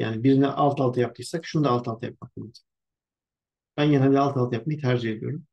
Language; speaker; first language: Turkish; native; Turkish